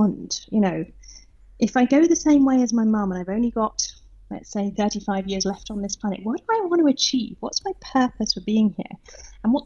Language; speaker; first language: English; native; English